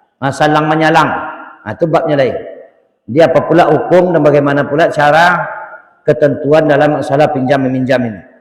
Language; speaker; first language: Malay; non-native, local second language; Minangkabau